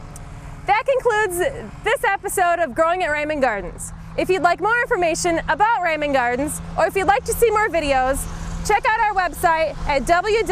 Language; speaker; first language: English; native; English